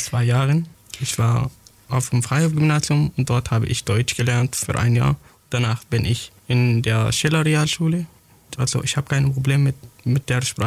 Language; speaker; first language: German; non-native, learner; Arabic